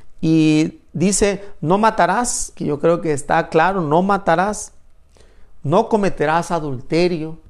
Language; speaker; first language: Spanish; native; Spanish